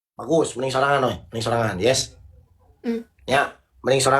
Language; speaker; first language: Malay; non-native, local second language; Sundanese